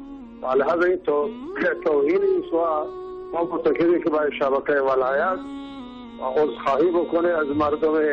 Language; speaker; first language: Persian; non-native, local second language; Baluchi